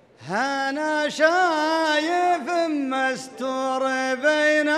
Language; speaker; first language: Arabic; native; Arabic